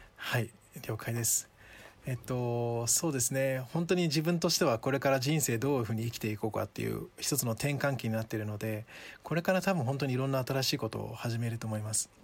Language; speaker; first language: Japanese; early bilingual, other home language; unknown